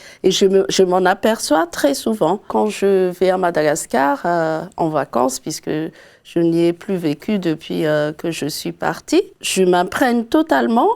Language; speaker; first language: French; non-native, local second language; Malagasy